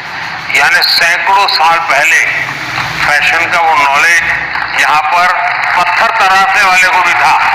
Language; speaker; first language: Hindi; non-native, local second language; Gujarati